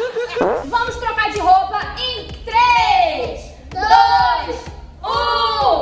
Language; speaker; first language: Portuguese; native; Portuguese